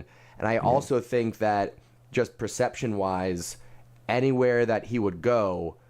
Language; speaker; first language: English; native; English